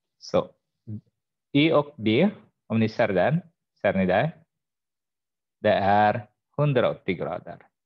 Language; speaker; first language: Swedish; non-native, fluent; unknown